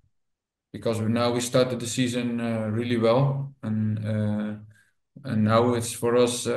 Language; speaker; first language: English; non-native, fluent; Dutch